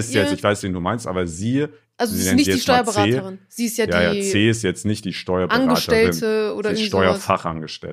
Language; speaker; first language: German; native; German